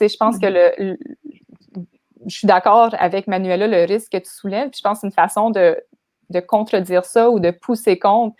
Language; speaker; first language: French; native; French